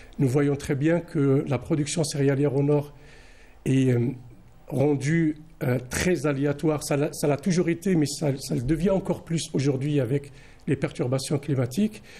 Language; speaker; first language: French; non-native, local second language; Arabic